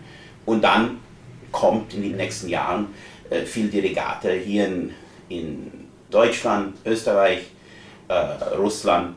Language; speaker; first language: German; non-native, fluent; English